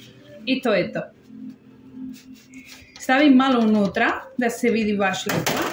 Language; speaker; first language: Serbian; non-native, learner; Spanish